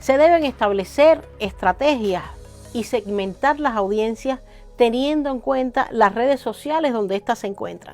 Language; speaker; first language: Spanish; native; Spanish